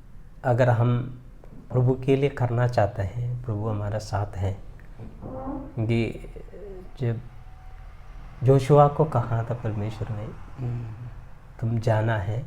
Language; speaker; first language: Hindi; non-native, local second language; Malayalam